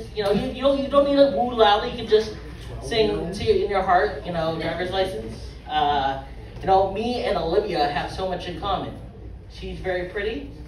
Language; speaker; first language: English; native; English